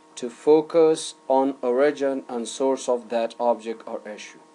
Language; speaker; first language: English; non-native, fluent; Persian